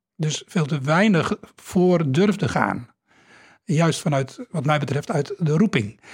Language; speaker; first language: Dutch; native; Dutch